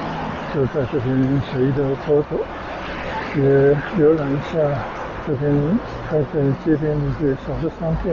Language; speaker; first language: Chinese; native; Chinese